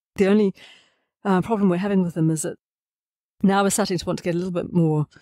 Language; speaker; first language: English; native; English